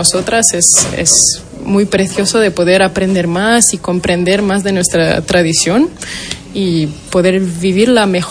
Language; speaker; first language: Spanish; non-native, fluent; Portuguese